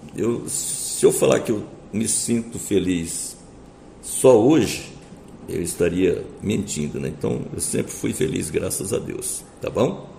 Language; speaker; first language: Portuguese; native; Portuguese